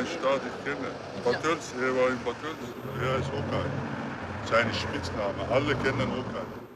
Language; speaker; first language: German; non-native, learner; Turkish